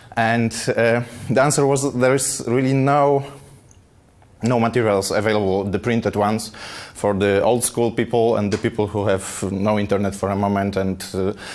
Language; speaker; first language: English; non-native, fluent; Polish